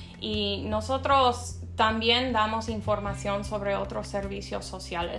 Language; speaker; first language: Spanish; non-native, fluent; English